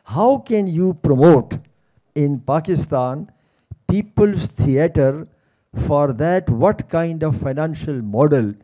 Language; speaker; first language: Urdu; native; Urdu